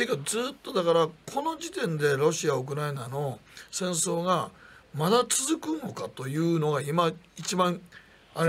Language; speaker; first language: Japanese; native; Japanese